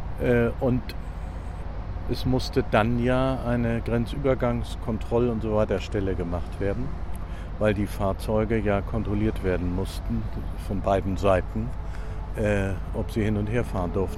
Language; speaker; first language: German; native; German